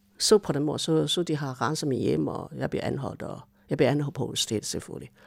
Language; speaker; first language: Danish; non-native, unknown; Chinese